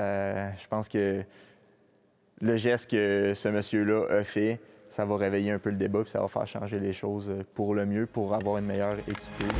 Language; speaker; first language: French; native; French